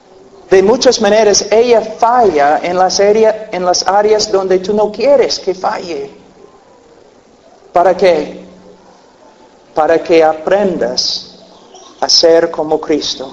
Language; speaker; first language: Spanish; non-native, fluent; English